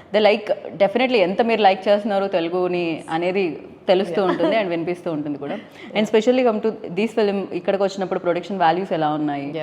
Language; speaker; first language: Telugu; native; Telugu